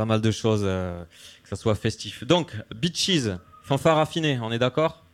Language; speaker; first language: French; native; French